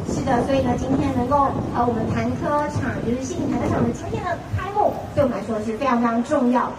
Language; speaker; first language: Chinese; native; Chinese